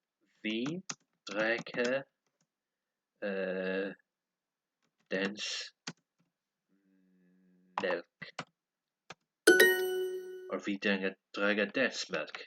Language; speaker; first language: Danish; non-native, learner; English